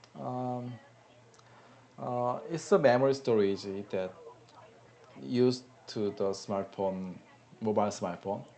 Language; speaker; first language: English; non-native, learner; Korean